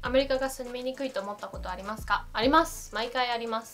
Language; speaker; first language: Japanese; native; Japanese